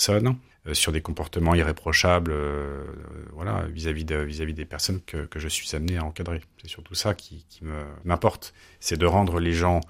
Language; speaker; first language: French; native; French